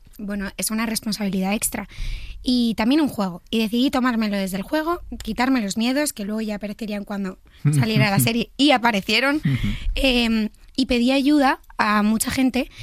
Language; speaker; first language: Spanish; native; Spanish